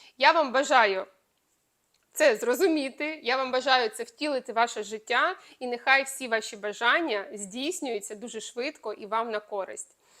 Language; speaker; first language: Ukrainian; non-native, local second language; Russian